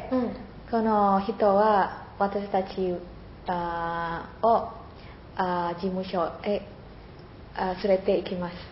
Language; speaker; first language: Japanese; non-native, learner; Indonesian